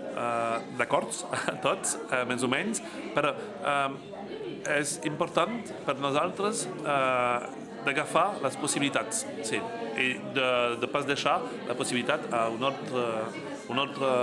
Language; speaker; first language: Catalan; non-native, local second language; French